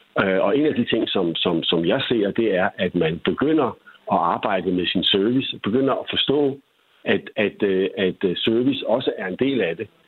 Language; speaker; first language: Danish; native; Danish